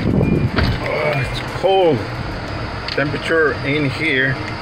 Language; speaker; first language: English; non-native, fluent; Spanish